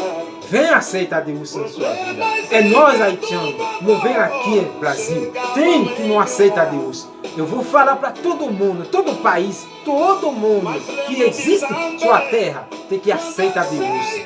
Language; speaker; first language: Portuguese; non-native, learner; Haitian Creole